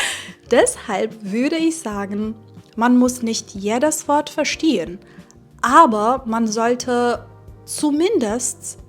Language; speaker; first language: German; non-native, fluent; Persian